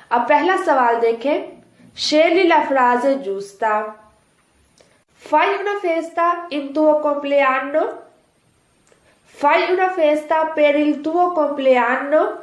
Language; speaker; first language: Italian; non-native, fluent; Urdu